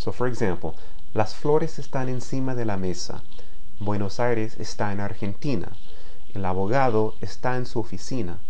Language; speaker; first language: Spanish; non-native, fluent; English